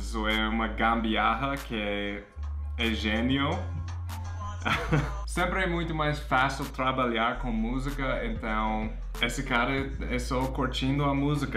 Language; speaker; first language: Portuguese; non-native, fluent; English